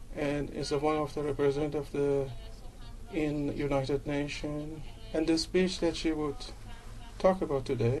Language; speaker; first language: English; non-native, learner; Persian